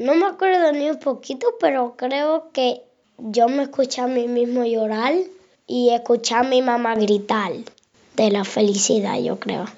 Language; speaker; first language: Spanish; early bilingual, other home language; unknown